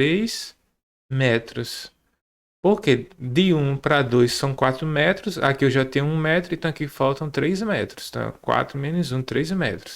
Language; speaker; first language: Portuguese; native; Portuguese